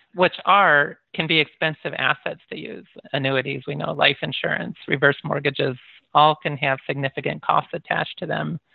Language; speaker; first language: English; native; English